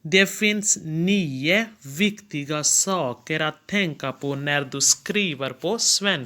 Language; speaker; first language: Swedish; non-native, fluent; Urdu